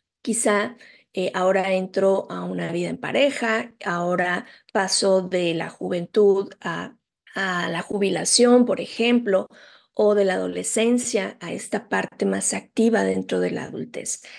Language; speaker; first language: Spanish; native; Spanish